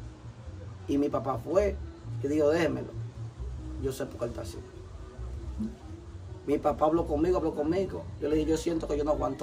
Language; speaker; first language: Spanish; native; Spanish